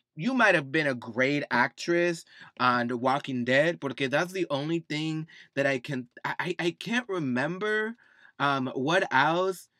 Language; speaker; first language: English; early bilingual, other home language; Spanish